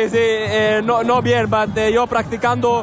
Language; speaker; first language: Spanish; non-native, learner; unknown